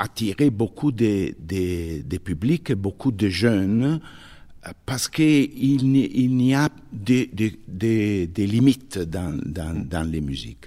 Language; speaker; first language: French; non-native, fluent; Italian